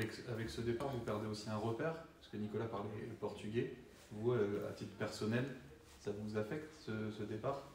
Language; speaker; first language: French; native; French